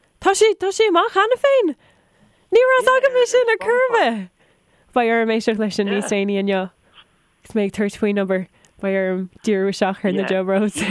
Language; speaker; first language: Irish; non-native, local second language; English